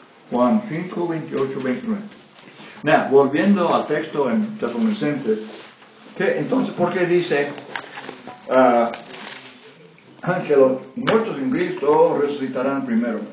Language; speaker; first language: Spanish; non-native, fluent; English